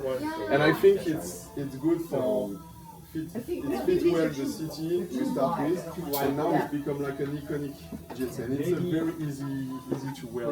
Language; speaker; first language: English; non-native, fluent; French